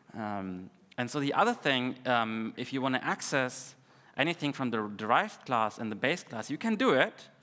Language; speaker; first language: English; non-native, fluent; Russian